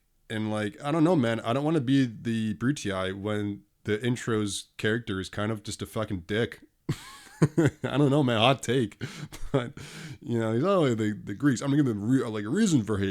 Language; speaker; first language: English; native; English